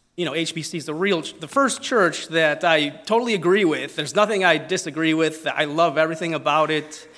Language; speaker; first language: English; non-native, fluent; Italian